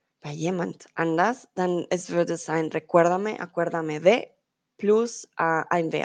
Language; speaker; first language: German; non-native, fluent; Spanish